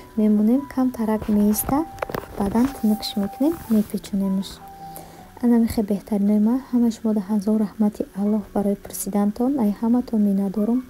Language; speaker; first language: Tajik; early bilingual, heritage; Tajik